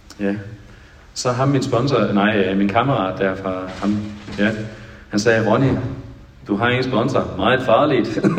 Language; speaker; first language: Danish; native; Danish